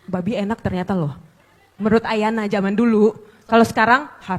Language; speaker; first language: Indonesian; native; Indonesian